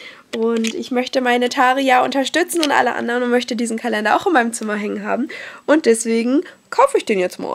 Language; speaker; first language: German; native; German